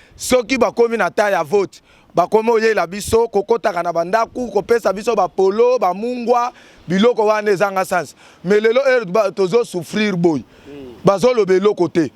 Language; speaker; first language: Lingala; native; Lingala